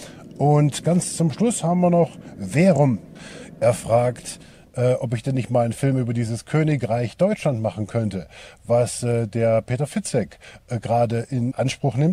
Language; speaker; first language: German; native; German